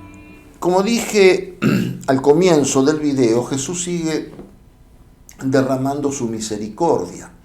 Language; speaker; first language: Spanish; native; Spanish